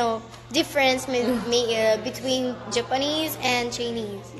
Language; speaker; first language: English; non-native, learner; Russian